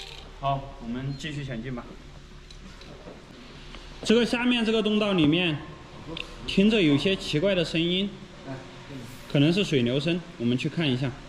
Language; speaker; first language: Chinese; native; Chinese